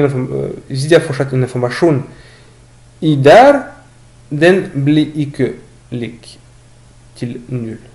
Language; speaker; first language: Norwegian; non-native, learner; French